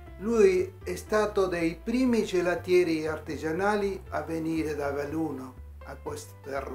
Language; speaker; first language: Italian; early bilingual, heritage; Spanish